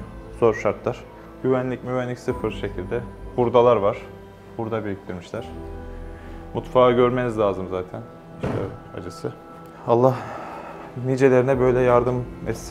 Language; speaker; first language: Turkish; native; Turkish